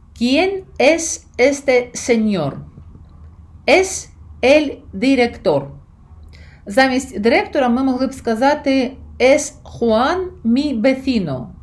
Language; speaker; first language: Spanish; non-native, fluent; Ukrainian